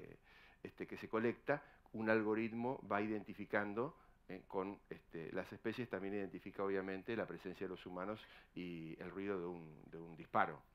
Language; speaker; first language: Spanish; native; Spanish